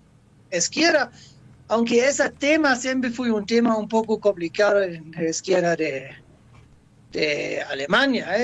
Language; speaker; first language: Spanish; non-native, fluent; German